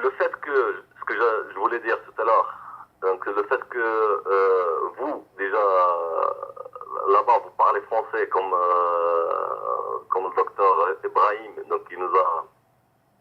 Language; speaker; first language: French; native; French